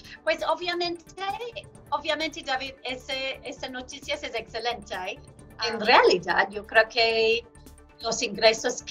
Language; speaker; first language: Spanish; non-native, fluent; English